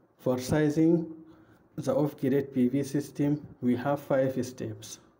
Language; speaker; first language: English; non-native, fluent; Arabic